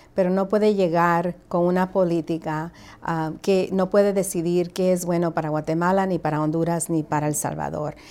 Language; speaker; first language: Spanish; early bilingual, heritage; Spanish